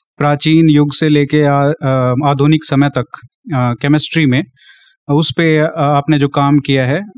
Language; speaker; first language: Hindi; native; Hindi